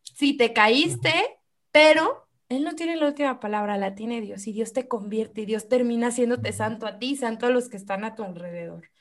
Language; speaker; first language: Spanish; native; Spanish